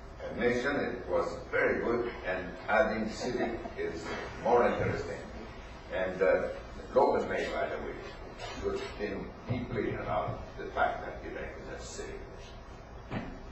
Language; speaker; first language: English; non-native, fluent; French